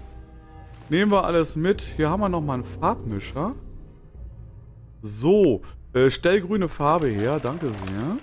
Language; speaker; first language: German; native; German